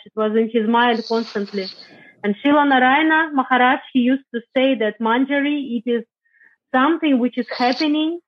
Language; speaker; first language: English; non-native, fluent; Russian